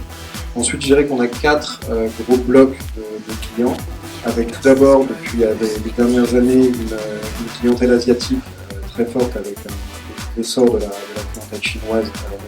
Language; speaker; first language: French; native; French